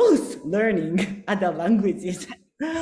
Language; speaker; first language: English; non-native, learner; Japanese